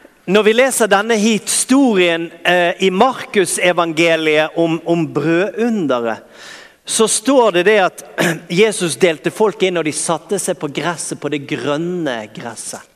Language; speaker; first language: Norwegian; native; Norwegian